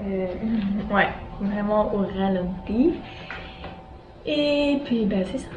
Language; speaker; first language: French; native; French